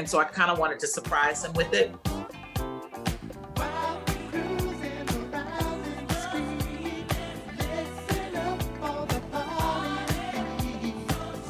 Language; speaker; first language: English; native; English